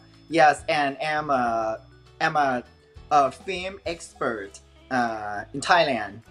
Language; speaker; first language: English; non-native, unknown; Thai